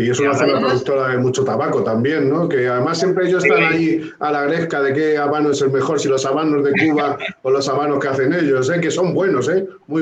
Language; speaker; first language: Spanish; native; Spanish